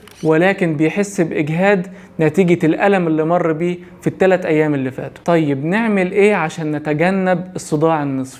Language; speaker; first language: Arabic; native; Arabic